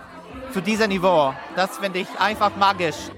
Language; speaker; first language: German; non-native, learner; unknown